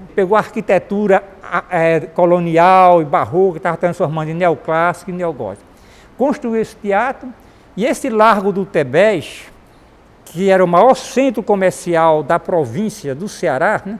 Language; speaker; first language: Portuguese; native; Portuguese